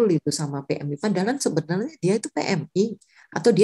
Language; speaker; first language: Indonesian; native; Indonesian